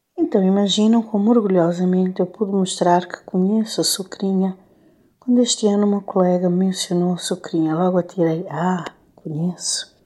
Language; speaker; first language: Portuguese; non-native, local second language; Kabuverdianu